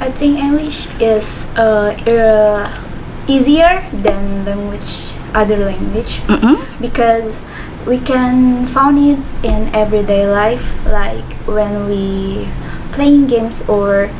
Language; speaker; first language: English; non-native, learner; Indonesian